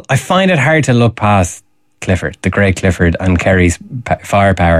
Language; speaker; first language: English; native; English